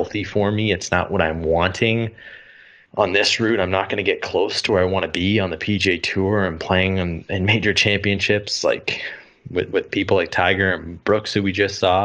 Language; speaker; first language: English; native; English